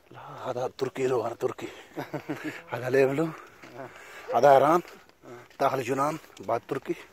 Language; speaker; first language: Arabic; non-native, learner; Urdu